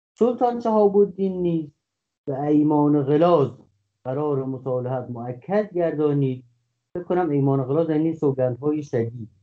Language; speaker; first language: Persian; non-native, local second language; Kurdish